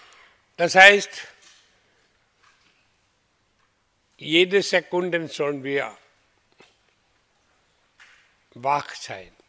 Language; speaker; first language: German; non-native, fluent; Hindi